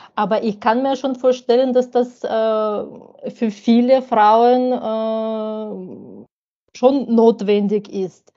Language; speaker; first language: German; non-native, fluent; Ukrainian